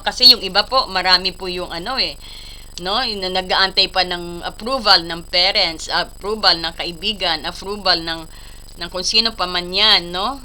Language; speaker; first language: Filipino; native; Filipino